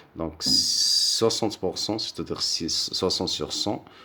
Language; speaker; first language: French; non-native, local second language; Arabic